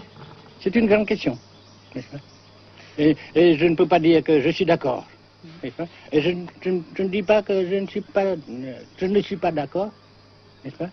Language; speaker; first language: French; non-native, fluent; Vietnamese